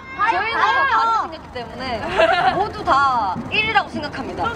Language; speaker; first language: Korean; native; Korean